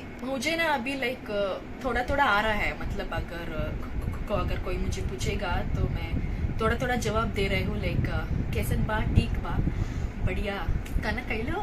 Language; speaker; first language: Hindi; non-native, local second language; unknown